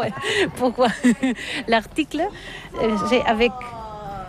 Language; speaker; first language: French; non-native, learner; Catalan